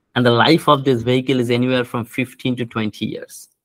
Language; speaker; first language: English; non-native, local second language; Bangla